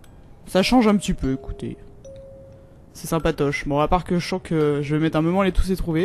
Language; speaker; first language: French; native; French